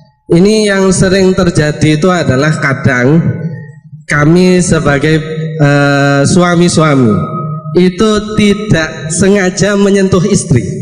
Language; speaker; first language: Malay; non-native, local second language; Javanese